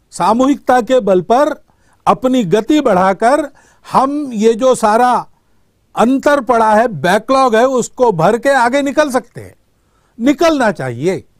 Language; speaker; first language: Hindi; non-native, local second language; Marathi